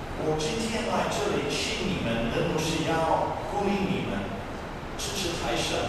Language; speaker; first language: Chinese; non-native, fluent; English